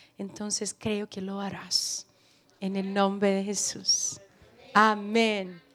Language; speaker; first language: Spanish; non-native, fluent; Portuguese